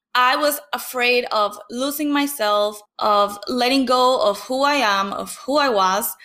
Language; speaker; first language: English; non-native, fluent; Spanish